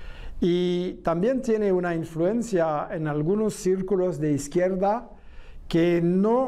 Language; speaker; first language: Spanish; non-native, fluent; French